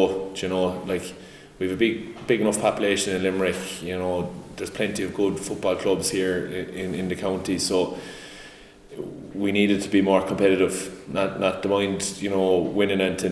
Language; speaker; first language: English; native; English